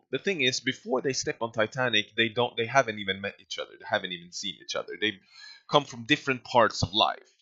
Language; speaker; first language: English; non-native, fluent; Swedish